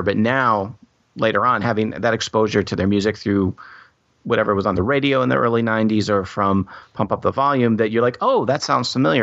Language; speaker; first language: English; native; English